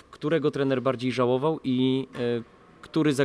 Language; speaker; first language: Polish; native; Polish